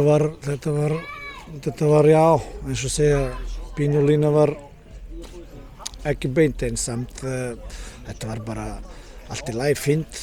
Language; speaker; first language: Icelandic; non-native, learner; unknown